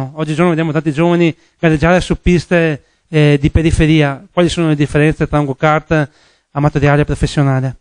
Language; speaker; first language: Italian; native; Italian